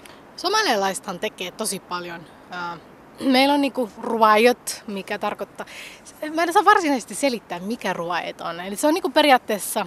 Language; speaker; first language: Finnish; early bilingual, other home language; Somali